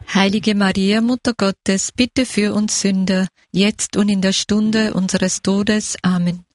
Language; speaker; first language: German; native; German